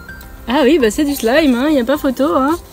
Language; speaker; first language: French; native; French